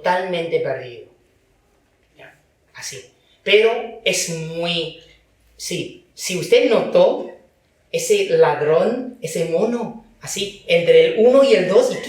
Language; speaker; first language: Spanish; non-native, fluent; Chinese